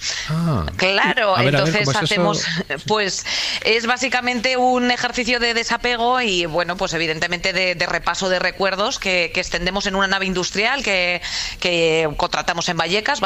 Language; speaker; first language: Spanish; native; Spanish